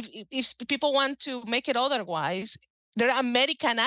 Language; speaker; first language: English; non-native, fluent; Spanish